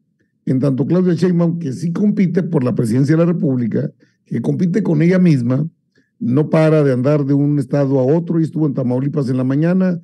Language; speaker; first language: Spanish; native; Spanish